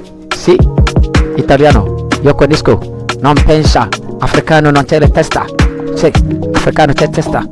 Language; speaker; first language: Italian; non-native, learner; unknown